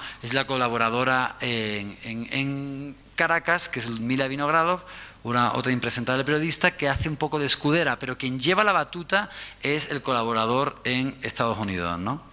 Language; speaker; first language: Spanish; native; Spanish